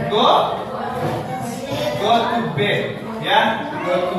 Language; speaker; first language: English; non-native, learner; Indonesian